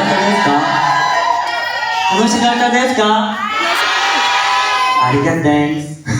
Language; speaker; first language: Japanese; non-native, learner; Korean